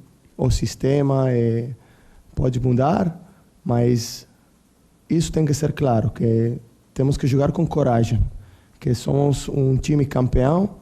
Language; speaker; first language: Portuguese; non-native, learner; Italian